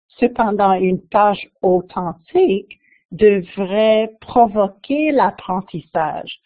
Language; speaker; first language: French; non-native, local second language; English